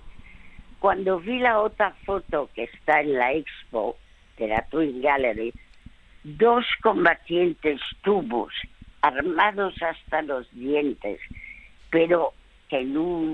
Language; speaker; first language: Spanish; early bilingual, other home language; French